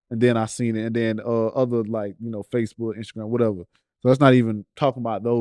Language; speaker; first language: English; native; English